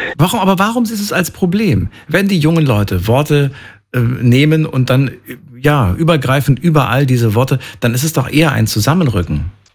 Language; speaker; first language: German; native; German